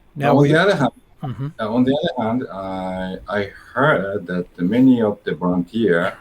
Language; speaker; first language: English; non-native, learner; Japanese